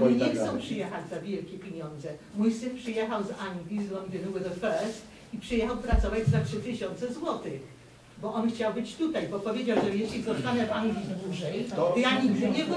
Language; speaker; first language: Polish; early bilingual, heritage; Polish